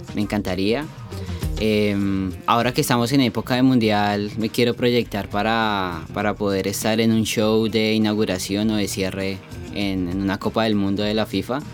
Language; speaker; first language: Spanish; native; Spanish